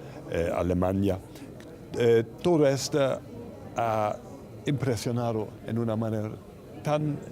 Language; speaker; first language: Spanish; non-native, fluent; German